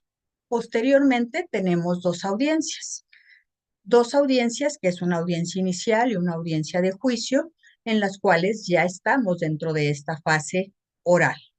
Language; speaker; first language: Spanish; native; Spanish